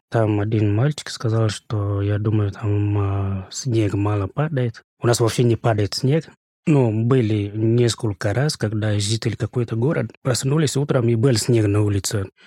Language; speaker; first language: Russian; non-native, fluent; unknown